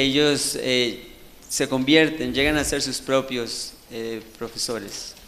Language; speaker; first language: Spanish; native; Spanish